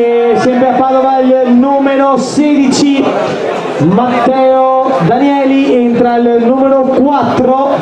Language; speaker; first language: Italian; native; Italian